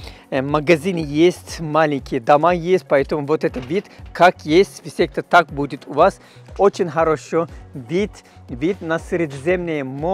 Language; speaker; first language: Russian; non-native, fluent; Turkish